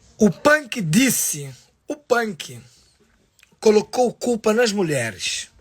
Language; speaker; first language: Portuguese; non-native, local second language; Kabuverdianu